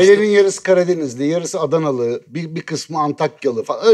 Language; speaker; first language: Turkish; native; Turkish